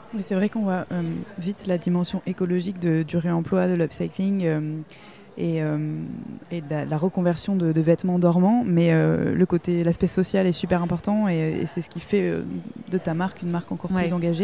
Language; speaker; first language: French; native; French